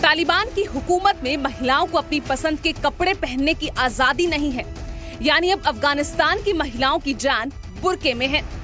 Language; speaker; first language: Hindi; native; Hindi